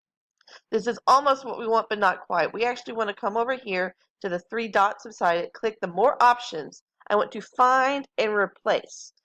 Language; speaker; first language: English; native; English